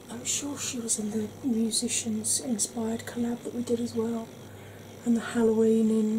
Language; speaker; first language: English; native; English